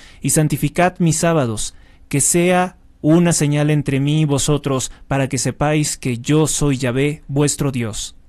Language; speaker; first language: Spanish; native; Spanish